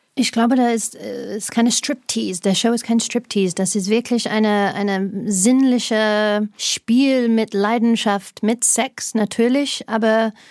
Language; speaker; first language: German; non-native, fluent; English